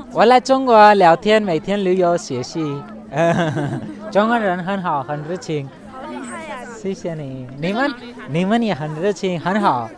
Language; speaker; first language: Chinese; non-native, learner; Hindi